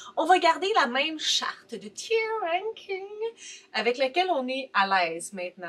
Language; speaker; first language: French; native; French